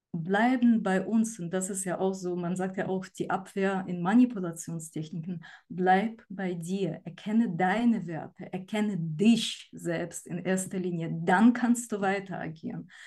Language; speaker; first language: German; non-native, fluent; Ukrainian